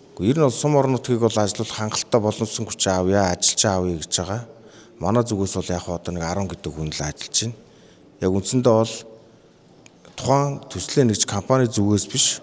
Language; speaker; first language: Mongolian; native; Mongolian